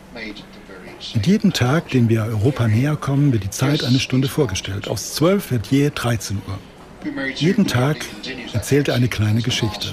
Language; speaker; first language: German; native; German